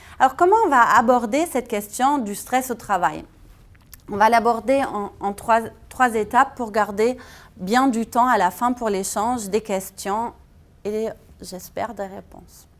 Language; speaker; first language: French; non-native, fluent; German